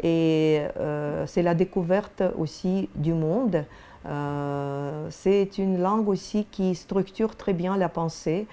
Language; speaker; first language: French; non-native, fluent; Russian